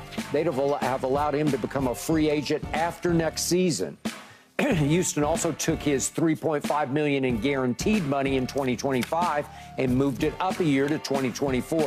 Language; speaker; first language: English; native; English